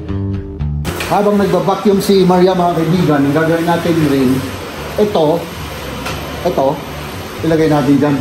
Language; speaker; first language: Filipino; native; Filipino